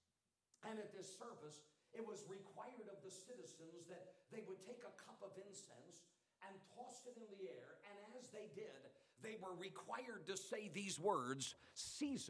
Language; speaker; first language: English; native; English